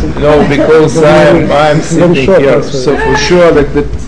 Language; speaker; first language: English; non-native, fluent; Serbian